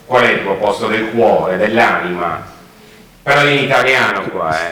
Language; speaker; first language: Italian; native; Italian